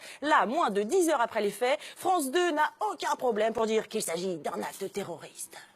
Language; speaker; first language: French; native; French